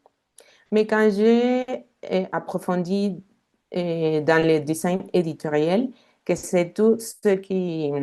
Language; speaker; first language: French; non-native, fluent; Spanish